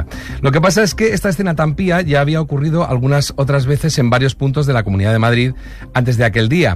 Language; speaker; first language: Spanish; native; Spanish